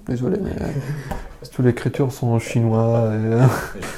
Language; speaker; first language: French; non-native, learner; Arabic